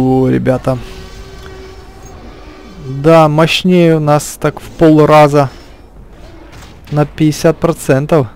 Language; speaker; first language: Russian; native; Russian